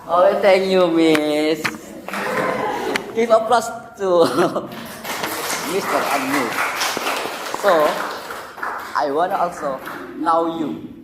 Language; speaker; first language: English; non-native, learner; Indonesian